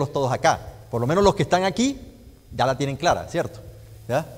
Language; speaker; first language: Spanish; native; Spanish